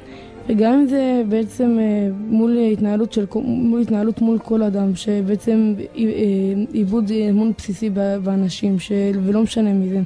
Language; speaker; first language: Hebrew; native; Hebrew